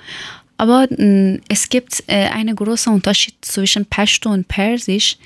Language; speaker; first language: German; non-native, learner; Persian